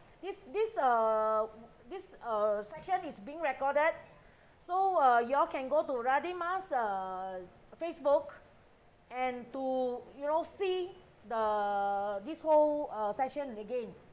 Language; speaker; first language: English; non-native, local second language; Chinese